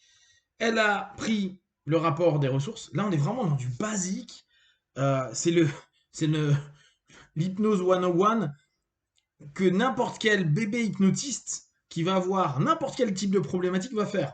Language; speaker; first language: French; native; French